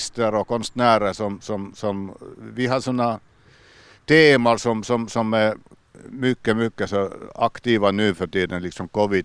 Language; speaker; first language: Swedish; non-native, local second language; Finnish